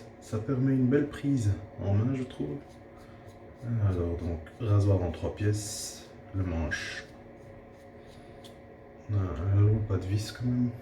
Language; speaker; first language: French; native; French